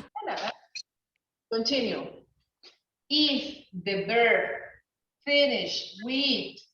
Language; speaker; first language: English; non-native, learner; Spanish